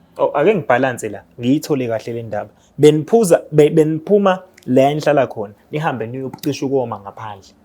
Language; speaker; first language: Zulu; native; Zulu